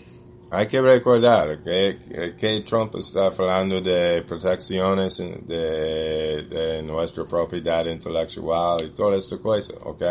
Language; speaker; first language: Portuguese; non-native, fluent; English